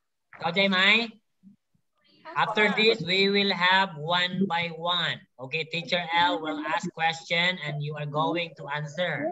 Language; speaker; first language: English; non-native, fluent; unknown